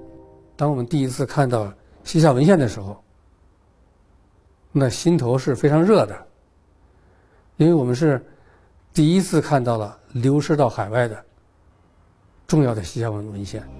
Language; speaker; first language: Chinese; native; Chinese